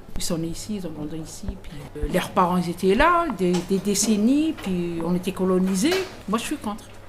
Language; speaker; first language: French; early bilingual, other home language; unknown